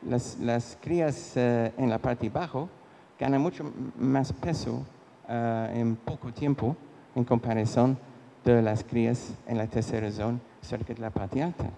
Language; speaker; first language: Spanish; non-native, fluent; English